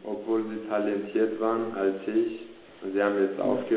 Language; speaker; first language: German; early bilingual, other home language; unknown